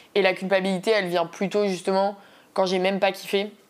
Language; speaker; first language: French; native; French